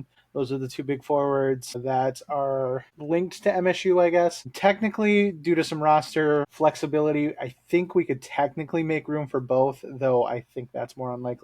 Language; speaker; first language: English; native; English